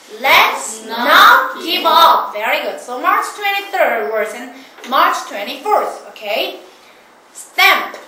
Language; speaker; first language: English; non-native, fluent; Korean